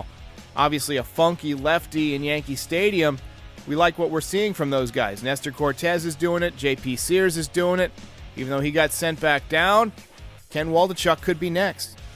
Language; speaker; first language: English; native; English